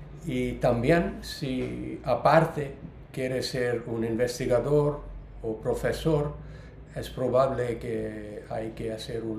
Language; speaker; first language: Spanish; non-native, learner; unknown